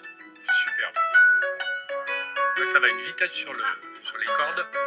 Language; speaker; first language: French; native; French